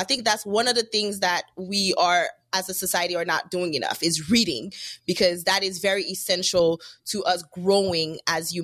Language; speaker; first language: English; non-native, fluent; French